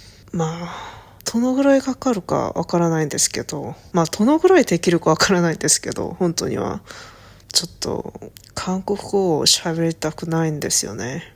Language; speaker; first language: Japanese; non-native, learner; Korean